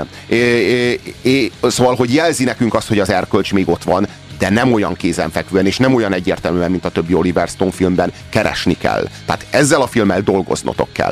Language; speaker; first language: Hungarian; native; Hungarian